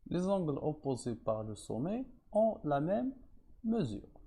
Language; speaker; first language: French; non-native, local second language; Arabic